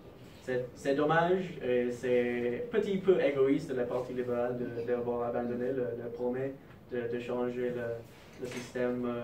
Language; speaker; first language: French; non-native, fluent; English